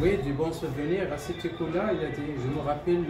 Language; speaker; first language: French; non-native, local second language; Arabic